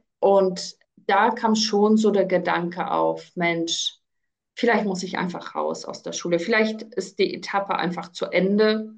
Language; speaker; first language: German; early bilingual, other home language; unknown